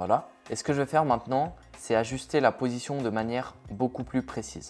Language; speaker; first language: French; native; French